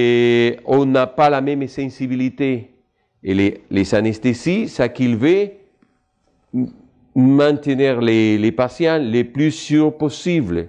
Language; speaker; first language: French; non-native, fluent; Spanish